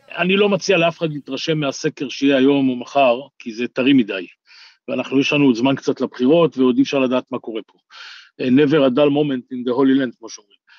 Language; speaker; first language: Hebrew; native; Hebrew